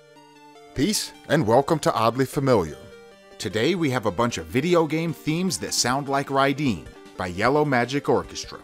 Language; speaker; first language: English; native; English